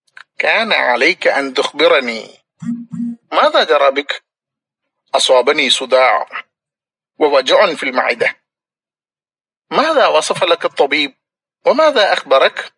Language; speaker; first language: Arabic; non-native, fluent; Malayalam